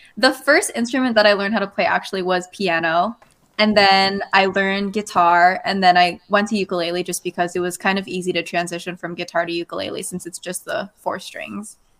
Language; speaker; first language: English; native; English